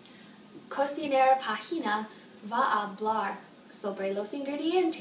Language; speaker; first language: Spanish; non-native, learner; English